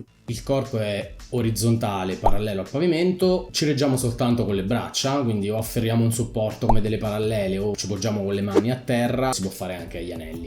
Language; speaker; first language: Italian; native; Italian